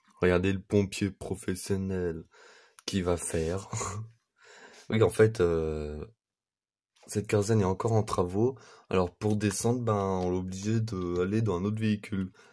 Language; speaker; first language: French; native; French